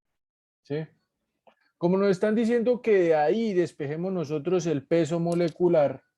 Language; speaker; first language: Spanish; native; Spanish